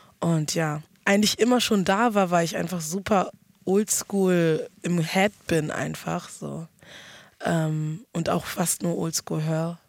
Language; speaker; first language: German; early bilingual, other home language; Akan